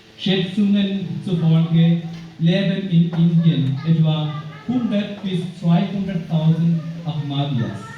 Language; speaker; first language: German; non-native, fluent; Malayalam